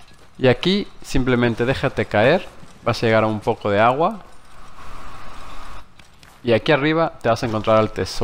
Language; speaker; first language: Spanish; native; Spanish